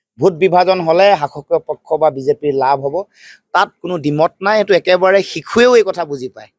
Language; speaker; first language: Assamese; native; Assamese